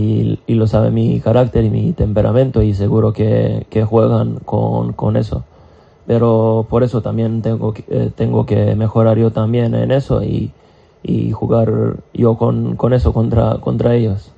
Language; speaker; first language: Spanish; non-native, fluent; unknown